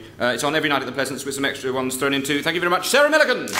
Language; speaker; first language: English; native; English